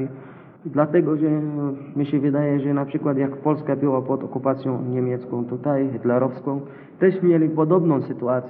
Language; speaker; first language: Polish; non-native, learner; Arabic